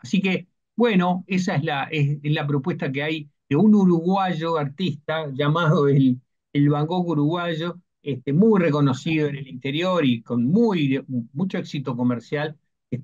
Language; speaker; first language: Spanish; native; Spanish